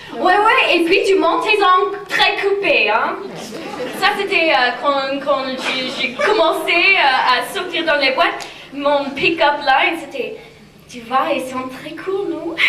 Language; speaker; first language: French; non-native, fluent; English